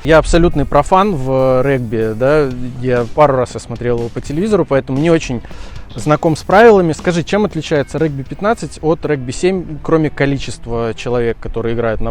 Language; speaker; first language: Russian; native; Russian